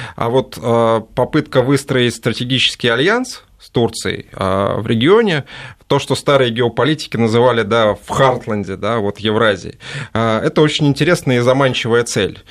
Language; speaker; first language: Russian; native; Russian